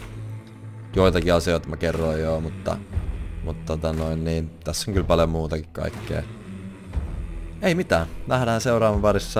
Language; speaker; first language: Finnish; native; Finnish